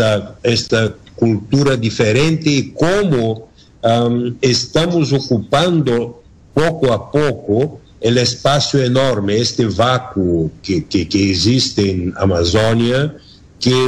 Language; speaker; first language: Spanish; non-native, learner; Bulgarian